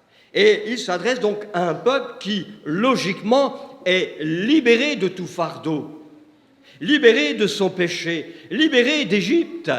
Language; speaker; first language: French; native; French